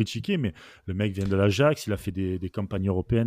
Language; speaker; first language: French; native; French